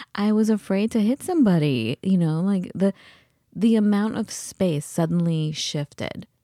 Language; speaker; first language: English; early bilingual, other home language; Persian